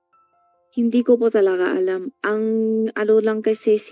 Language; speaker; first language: Filipino; non-native, learner; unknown